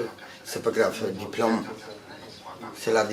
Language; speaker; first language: French; non-native, learner; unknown